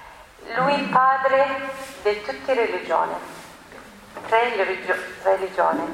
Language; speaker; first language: Italian; non-native, learner; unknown